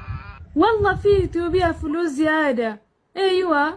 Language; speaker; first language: Arabic; non-native, learner; Oromo